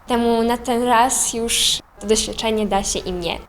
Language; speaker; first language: Polish; non-native, fluent; Ukrainian